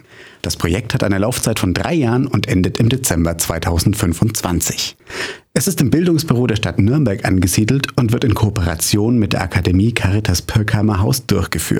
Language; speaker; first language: German; native; German